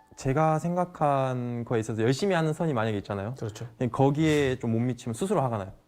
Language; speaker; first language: Korean; native; Korean